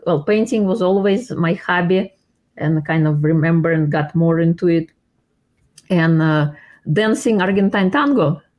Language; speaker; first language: English; non-native, fluent; Russian